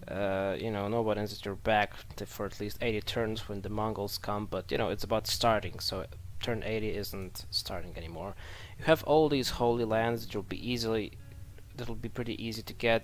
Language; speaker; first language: English; non-native, fluent; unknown